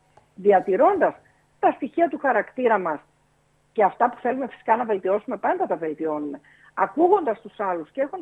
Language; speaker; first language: Greek; native; Greek